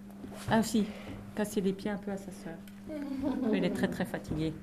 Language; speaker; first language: French; native; French